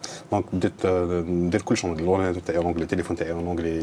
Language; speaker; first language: French; non-native, local second language; Arabic